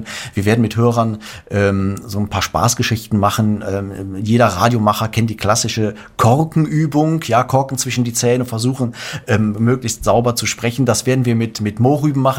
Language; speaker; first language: German; native; German